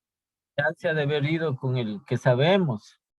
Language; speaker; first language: Spanish; native; Spanish